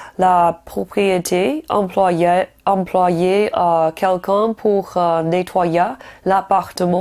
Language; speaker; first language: French; non-native, learner; Chinese